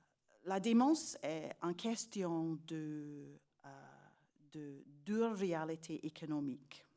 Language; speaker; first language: French; non-native, learner; English